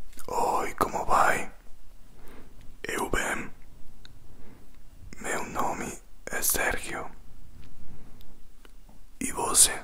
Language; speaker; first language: Portuguese; non-native, learner; Spanish